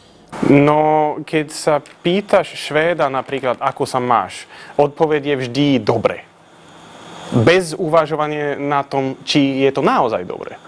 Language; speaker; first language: Slovak; non-native, fluent; Swedish